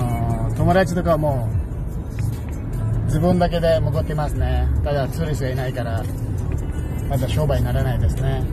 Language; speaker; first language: Japanese; non-native, fluent; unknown